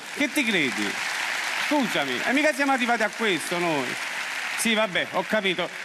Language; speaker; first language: Italian; native; Italian